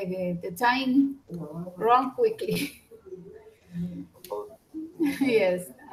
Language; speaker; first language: English; non-native, learner; Spanish